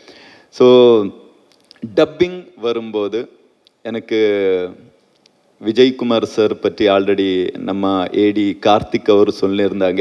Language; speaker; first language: Tamil; non-native, fluent; Malayalam